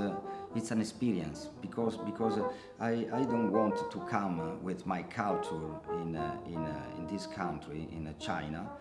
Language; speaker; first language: English; non-native, learner; Italian